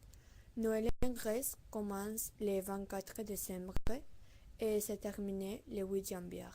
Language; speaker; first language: French; non-native, learner; Spanish